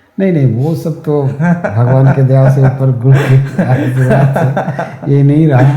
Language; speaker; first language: Hindi; native; Hindi